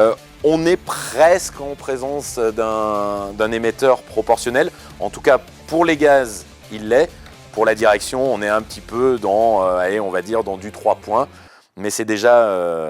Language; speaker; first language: French; native; French